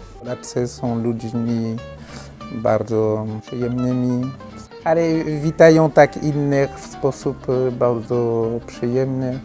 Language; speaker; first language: Polish; non-native, fluent; French